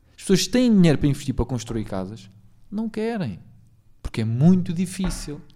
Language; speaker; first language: Portuguese; native; Portuguese